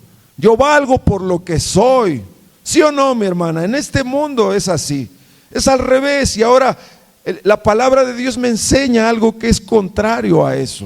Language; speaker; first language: Spanish; native; Spanish